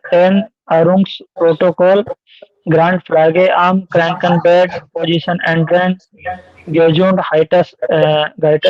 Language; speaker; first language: German; non-native, learner; Hindi